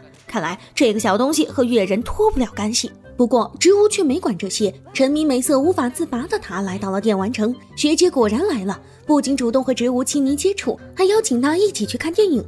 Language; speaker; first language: Chinese; native; Chinese